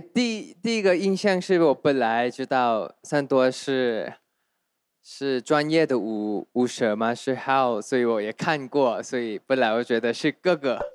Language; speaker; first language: Chinese; non-native, learner; Thai